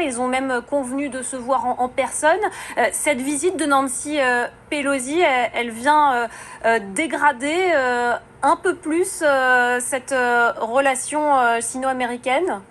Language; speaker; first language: French; native; French